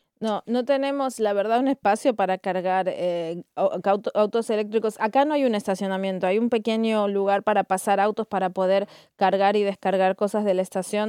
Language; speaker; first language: Spanish; native; Spanish